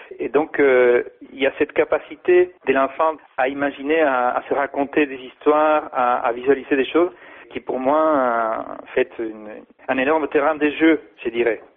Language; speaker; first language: French; non-native, fluent; Spanish